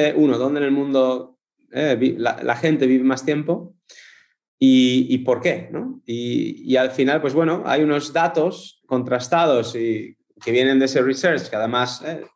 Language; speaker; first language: Spanish; native; Spanish